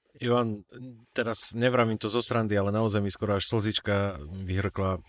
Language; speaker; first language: Slovak; native; Slovak